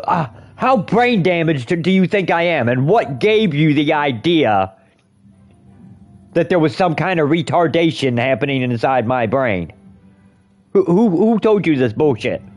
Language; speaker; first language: English; native; English